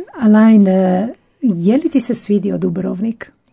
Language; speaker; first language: Croatian; native; Croatian